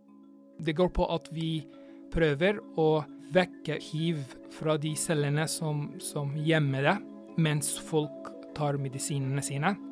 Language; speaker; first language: Norwegian; non-native, fluent; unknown